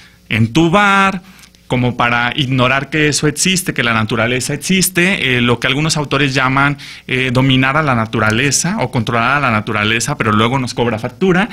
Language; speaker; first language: Spanish; native; Spanish